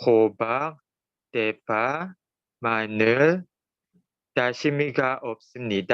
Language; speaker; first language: Korean; non-native, learner; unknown